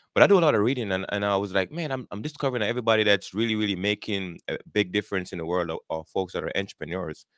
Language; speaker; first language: English; non-native, local second language; Jamaican Creole English